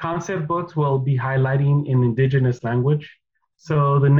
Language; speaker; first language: English; early bilingual, other home language; Spanish